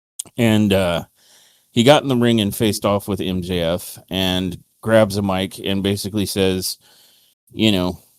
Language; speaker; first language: English; native; English